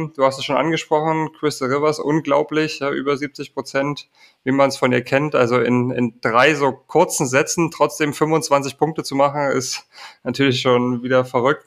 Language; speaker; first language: German; native; German